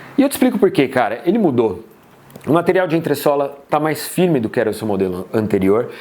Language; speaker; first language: Portuguese; native; Portuguese